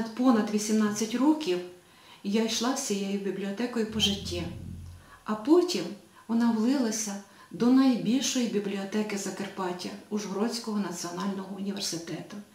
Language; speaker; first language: Ukrainian; native; Ukrainian